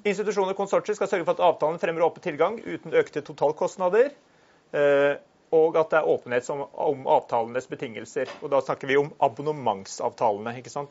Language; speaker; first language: Norwegian; native; Norwegian